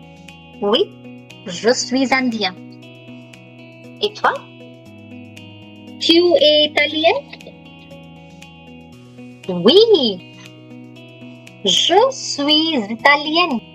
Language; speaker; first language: French; non-native, fluent; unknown